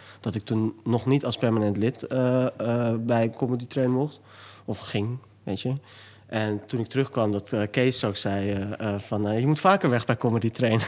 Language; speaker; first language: Dutch; early bilingual, other home language; Turkish